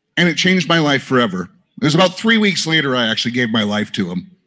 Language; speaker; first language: English; native; English